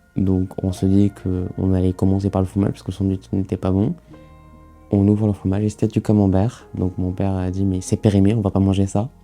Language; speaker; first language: French; early bilingual, other home language; Arabic